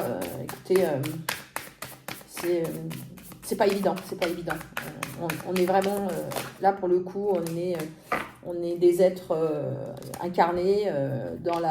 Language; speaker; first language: French; native; French